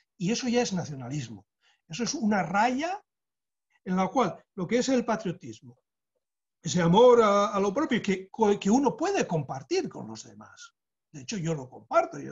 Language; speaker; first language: Spanish; native; Spanish